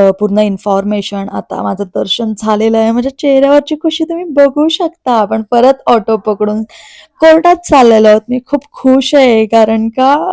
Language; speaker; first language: Marathi; native; Marathi